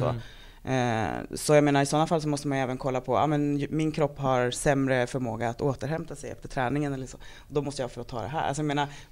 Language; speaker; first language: Swedish; native; Swedish